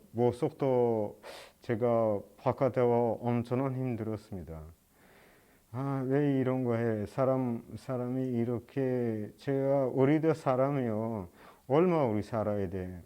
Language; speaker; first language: Korean; non-native, learner; Persian